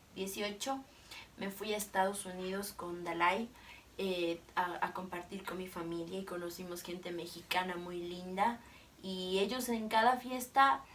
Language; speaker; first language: Spanish; native; Spanish